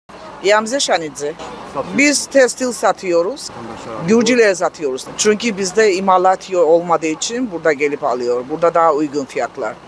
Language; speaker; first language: Turkish; non-native, learner; Georgian